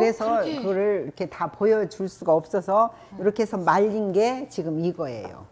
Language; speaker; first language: Korean; native; Korean